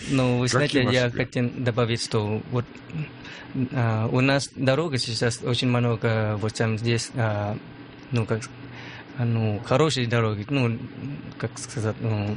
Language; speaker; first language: Russian; non-native, learner; Lao